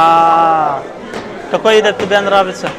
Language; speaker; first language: Russian; non-native, learner; Arabic